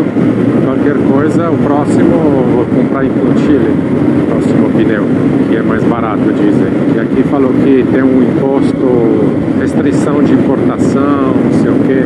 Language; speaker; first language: Portuguese; non-native, fluent; Italian